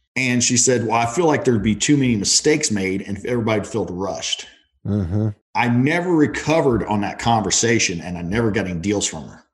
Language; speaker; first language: English; native; English